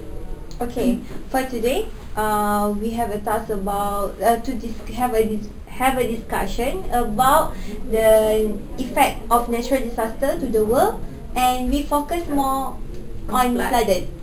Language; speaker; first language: English; non-native, local second language; Malay